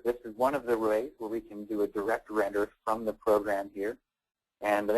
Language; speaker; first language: English; native; English